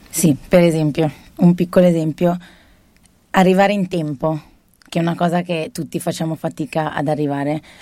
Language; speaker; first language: Italian; early bilingual, other home language; Arabic